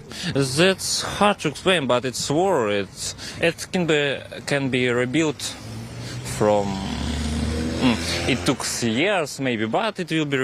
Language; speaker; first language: English; non-native, learner; Russian